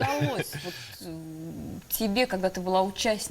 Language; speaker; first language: Russian; native; Russian